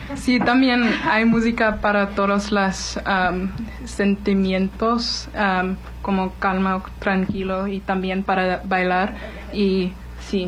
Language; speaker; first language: Spanish; non-native, learner; English